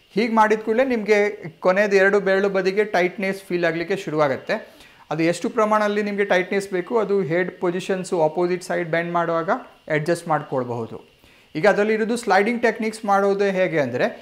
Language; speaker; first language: Kannada; non-native, local second language; Gujarati